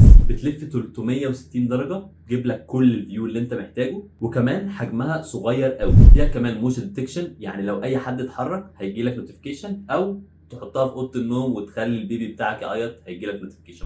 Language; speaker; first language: Arabic; native; Arabic